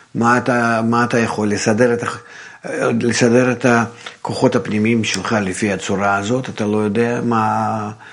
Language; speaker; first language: Hebrew; non-native, fluent; Russian